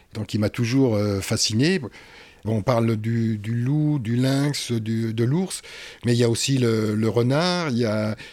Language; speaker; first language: French; native; French